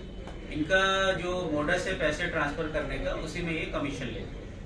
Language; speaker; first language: Hindi; native; Hindi